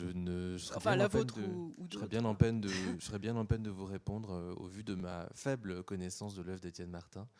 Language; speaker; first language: French; native; French